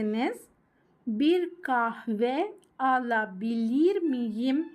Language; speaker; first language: Turkish; non-native, learner; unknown